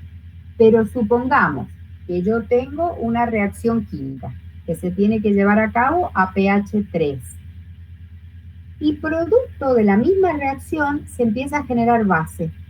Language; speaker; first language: Spanish; native; Spanish